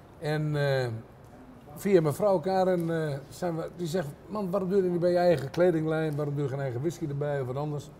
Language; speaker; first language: Dutch; native; Dutch